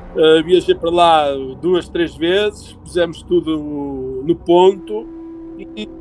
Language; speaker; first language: Portuguese; early bilingual, heritage; Portuguese